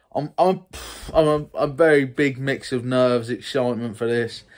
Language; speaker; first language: English; native; English